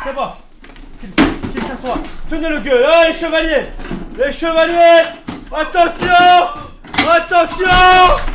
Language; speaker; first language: French; native; French